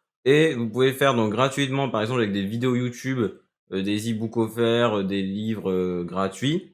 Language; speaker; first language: French; native; French